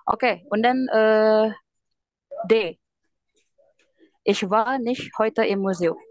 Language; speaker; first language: German; non-native, fluent; Indonesian